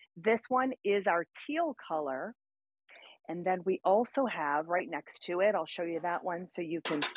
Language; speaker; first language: English; native; English